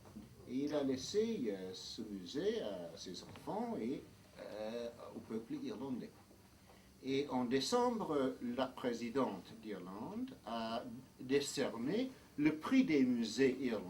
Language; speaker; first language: French; non-native, fluent; English